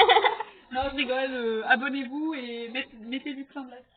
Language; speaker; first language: French; native; French